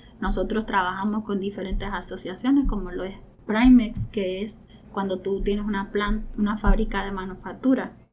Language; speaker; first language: Spanish; native; Spanish